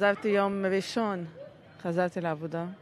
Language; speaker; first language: Hebrew; non-native, local second language; Arabic